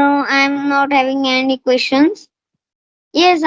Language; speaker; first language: English; non-native, learner; Marathi